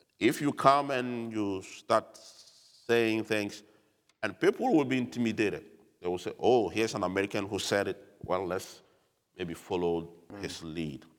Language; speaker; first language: English; non-native, fluent; French